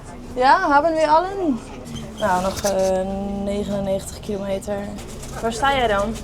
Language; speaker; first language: Dutch; native; Dutch